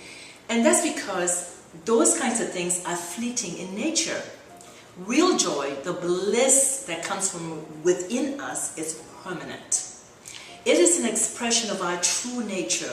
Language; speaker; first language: English; native; English